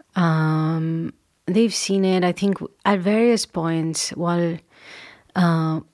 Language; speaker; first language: English; non-native, local second language; Urdu